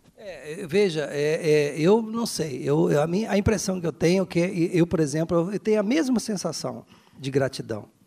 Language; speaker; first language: Portuguese; native; Portuguese